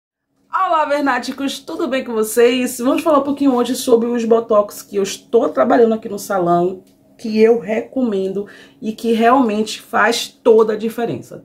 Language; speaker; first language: Portuguese; native; Portuguese